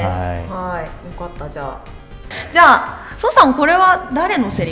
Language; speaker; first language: Japanese; native; Japanese